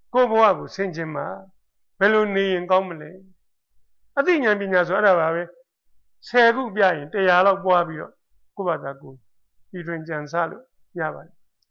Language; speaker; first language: Burmese; native; Burmese